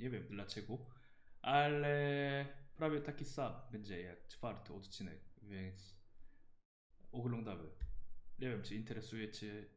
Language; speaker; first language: Polish; non-native, learner; Korean